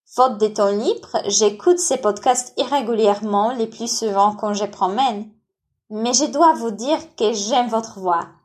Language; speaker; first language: French; non-native, fluent; Polish